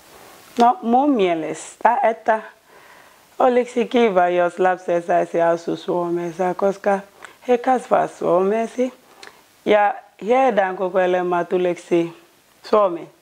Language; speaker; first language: Finnish; non-native, learner; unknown